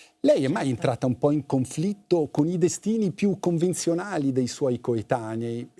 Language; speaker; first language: Italian; native; Italian